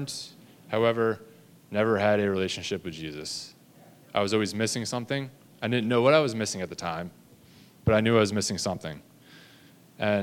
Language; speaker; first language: English; native; English